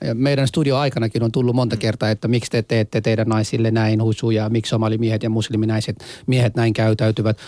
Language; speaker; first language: Finnish; early bilingual, other home language; Somali